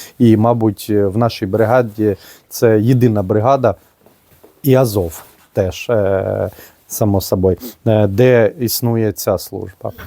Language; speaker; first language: Ukrainian; non-native, local second language; Russian